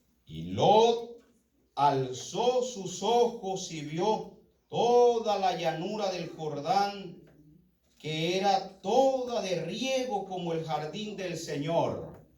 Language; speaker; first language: Spanish; native; Spanish